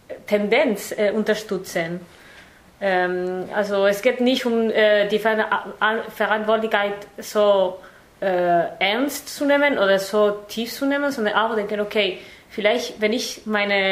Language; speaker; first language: German; non-native, fluent; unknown